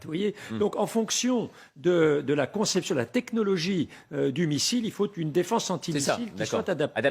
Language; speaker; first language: French; native; French